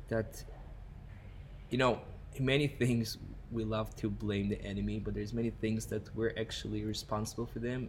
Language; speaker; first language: English; non-native, fluent; Hebrew